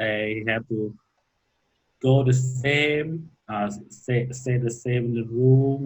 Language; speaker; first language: English; non-native, learner; Thai